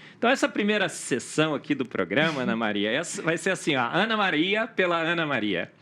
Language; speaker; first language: Portuguese; native; Portuguese